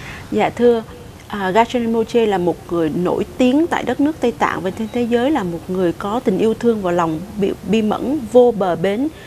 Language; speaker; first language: Vietnamese; native; Vietnamese